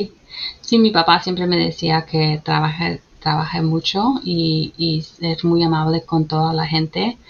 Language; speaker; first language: Spanish; early bilingual, heritage; Spanish